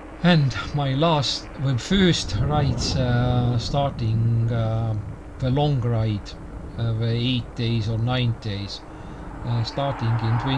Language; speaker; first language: English; non-native, learner; Estonian